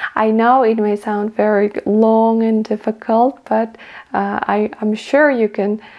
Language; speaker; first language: English; non-native, fluent; Kazakh